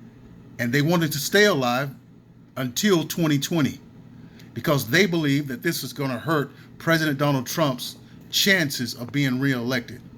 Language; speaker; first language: English; native; English